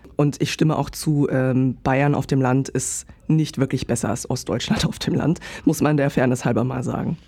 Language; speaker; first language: German; native; German